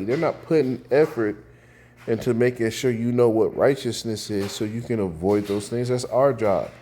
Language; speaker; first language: English; native; English